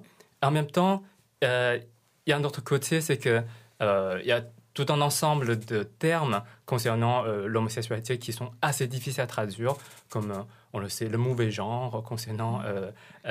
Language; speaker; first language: French; non-native, fluent; Chinese